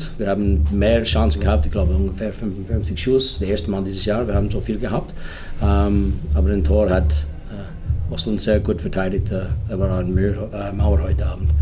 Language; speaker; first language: German; non-native, learner; English